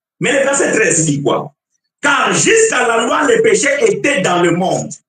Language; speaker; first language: French; non-native, fluent; Portuguese